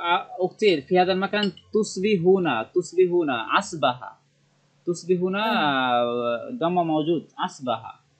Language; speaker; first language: Arabic; non-native, learner; Bangla